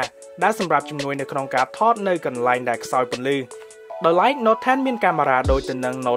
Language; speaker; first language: Khmer; native; Khmer